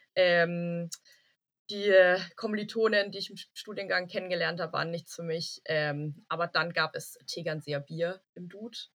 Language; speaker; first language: German; early bilingual, other home language; Vietnamese